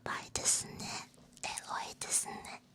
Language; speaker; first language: Japanese; non-native, learner; Chinese